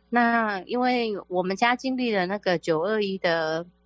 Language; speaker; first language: Chinese; native; Chinese